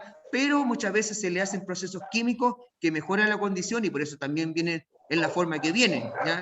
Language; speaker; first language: Spanish; native; Spanish